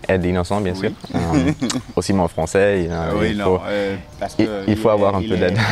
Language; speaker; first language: French; non-native, learner; German